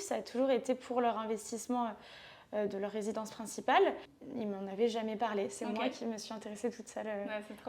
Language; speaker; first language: French; native; French